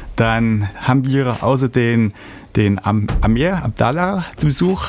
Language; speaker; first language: German; native; German